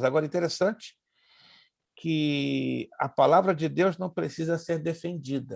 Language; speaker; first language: Portuguese; native; Portuguese